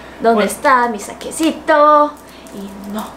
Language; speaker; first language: Spanish; non-native, fluent; Portuguese